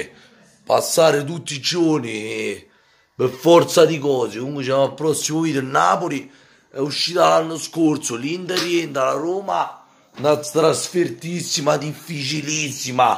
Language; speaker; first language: Italian; native; Italian